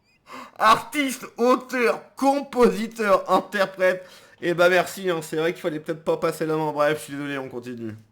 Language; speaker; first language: French; native; French